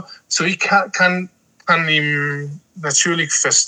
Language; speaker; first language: German; non-native, fluent; English